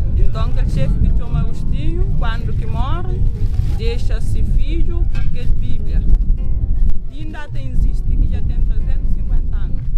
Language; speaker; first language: Portuguese; non-native, local second language; Kabuverdianu